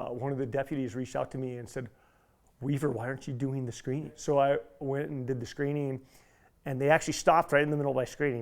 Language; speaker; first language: English; native; English